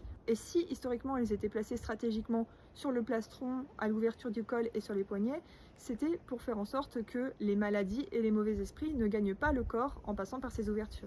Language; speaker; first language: French; native; French